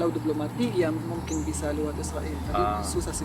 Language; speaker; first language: Indonesian; non-native, fluent; Arabic